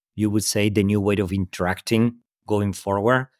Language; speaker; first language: English; non-native, fluent; Spanish